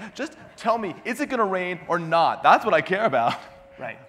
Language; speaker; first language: English; native; English